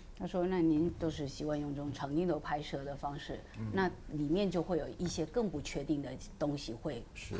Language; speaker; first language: Chinese; native; Chinese